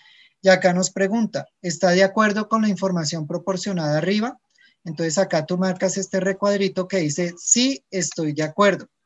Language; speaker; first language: Spanish; native; Spanish